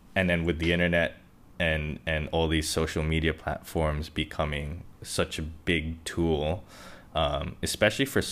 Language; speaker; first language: English; non-native, local second language; Japanese